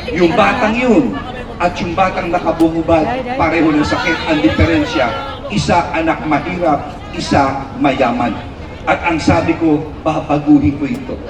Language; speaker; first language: Filipino; native; Filipino